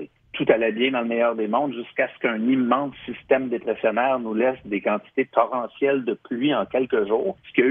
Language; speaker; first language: French; native; French